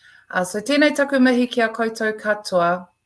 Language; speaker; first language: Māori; non-native, local second language; English